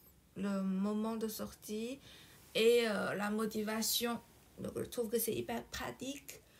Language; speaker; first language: French; non-native, fluent; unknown